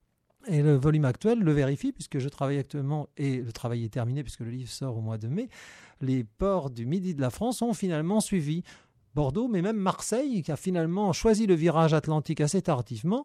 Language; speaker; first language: French; native; French